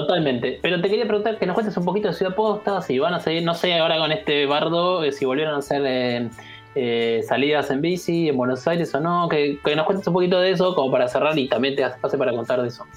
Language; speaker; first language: Spanish; native; Spanish